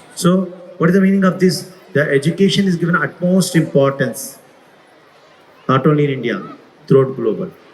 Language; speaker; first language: English; non-native, local second language; Telugu